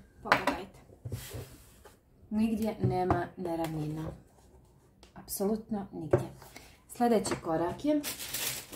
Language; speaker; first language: Croatian; native; Croatian